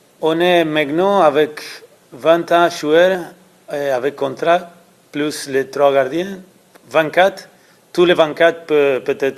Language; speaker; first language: French; non-native, learner; Spanish